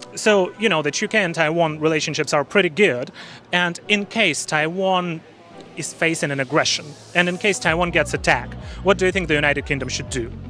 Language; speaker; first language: English; non-native, fluent; Polish